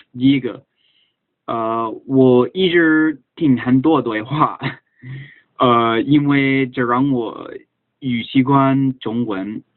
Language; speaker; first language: Chinese; non-native, learner; English